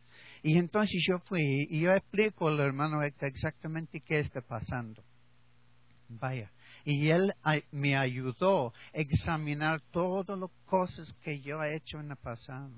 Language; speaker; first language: Spanish; non-native, learner; English